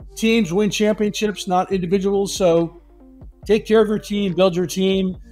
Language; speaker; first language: English; native; English